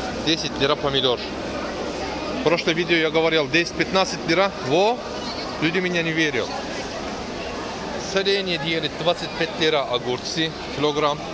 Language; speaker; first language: Russian; non-native, learner; Turkish